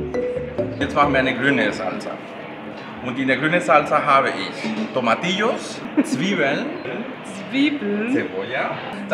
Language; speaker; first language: German; non-native, fluent; Spanish